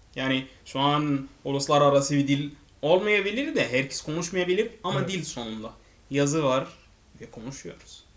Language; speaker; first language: Turkish; non-native, fluent; Arabic